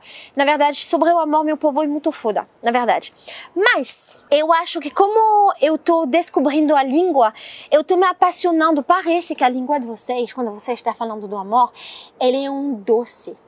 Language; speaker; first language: Portuguese; non-native, learner; French